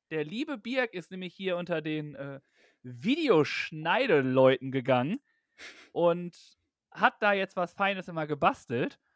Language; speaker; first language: German; native; German